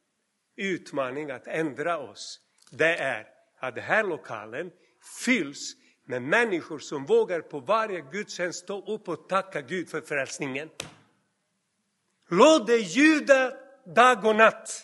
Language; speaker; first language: Swedish; non-native, fluent; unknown